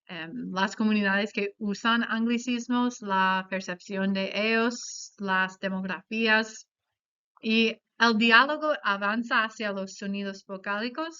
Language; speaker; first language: Spanish; non-native, fluent; English